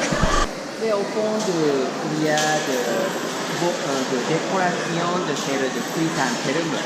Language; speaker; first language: French; non-native, learner; Japanese